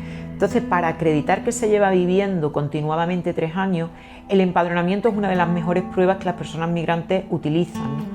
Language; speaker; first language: Spanish; native; Spanish